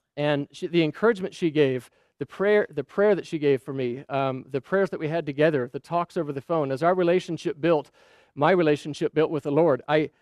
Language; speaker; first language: English; native; English